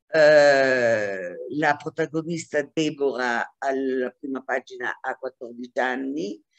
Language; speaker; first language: Italian; non-native, fluent; Hebrew